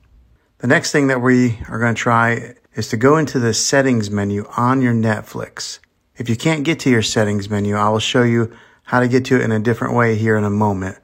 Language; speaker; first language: English; native; English